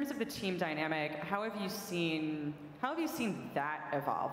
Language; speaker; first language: English; native; English